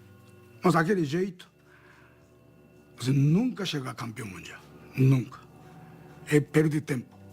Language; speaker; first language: Portuguese; non-native, learner; Japanese